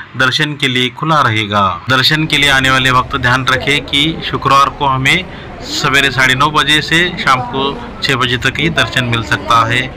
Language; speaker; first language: Hindi; non-native, local second language; Marathi